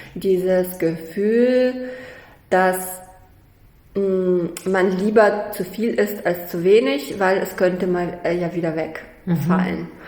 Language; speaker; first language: German; early bilingual, other home language; Russian